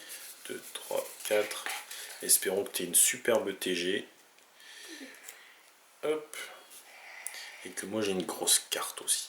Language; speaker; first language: French; native; French